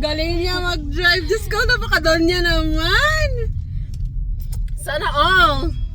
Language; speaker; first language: Filipino; non-native, local second language; Cebuano